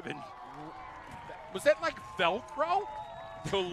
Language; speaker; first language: English; native; English